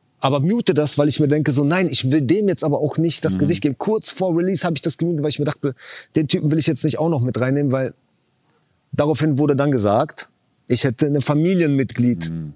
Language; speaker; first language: German; early bilingual, other home language; Chechen